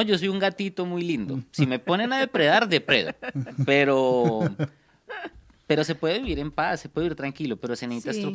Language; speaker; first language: Spanish; native; Spanish